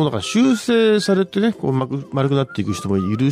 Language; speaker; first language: Japanese; native; Japanese